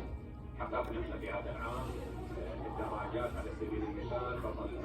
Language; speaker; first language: Arabic; native; Arabic